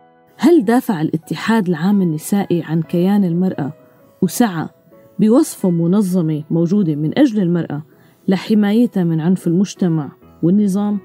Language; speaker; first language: Arabic; native; Arabic